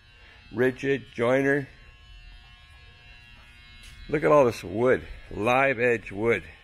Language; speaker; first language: English; native; English